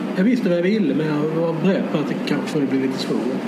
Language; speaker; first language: Swedish; native; Swedish